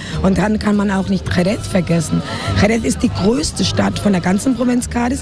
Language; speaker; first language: German; non-native, fluent; Spanish